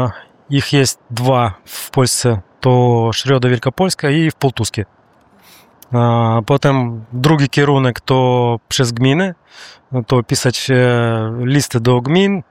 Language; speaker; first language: Polish; non-native, learner; Russian